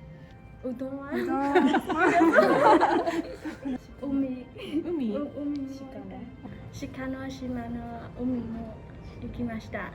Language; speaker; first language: Japanese; non-native, learner; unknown